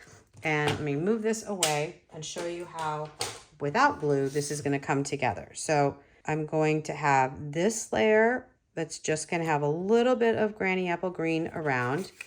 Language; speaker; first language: English; native; English